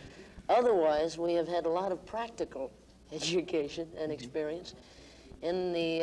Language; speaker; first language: English; native; English